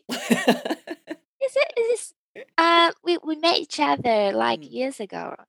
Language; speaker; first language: English; early bilingual, other home language; Chinese